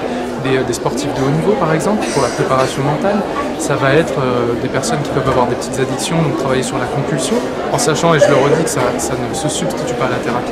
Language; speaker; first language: French; native; French